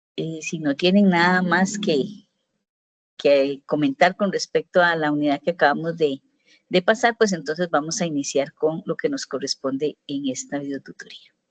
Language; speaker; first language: Spanish; native; Spanish